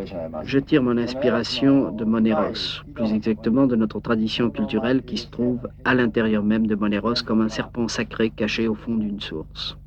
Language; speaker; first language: French; native; French